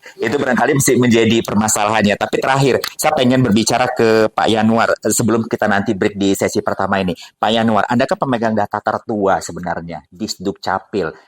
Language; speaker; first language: Indonesian; native; Indonesian